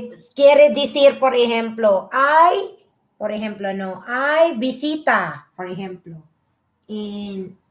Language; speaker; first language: Spanish; non-native, learner; Filipino